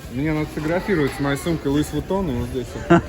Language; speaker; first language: Russian; native; Russian